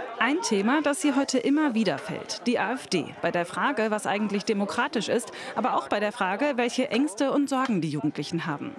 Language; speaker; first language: German; native; German